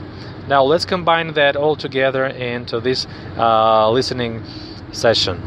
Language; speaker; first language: English; non-native, fluent; Russian